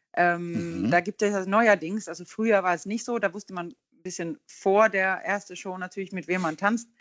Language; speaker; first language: German; non-native, fluent; Swedish